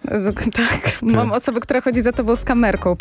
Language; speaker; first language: Polish; native; Polish